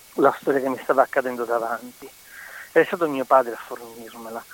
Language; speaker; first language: Italian; native; Italian